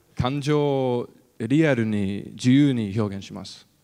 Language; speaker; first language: Japanese; non-native, learner; English